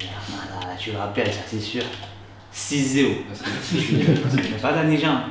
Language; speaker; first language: French; non-native, local second language; Haitian Creole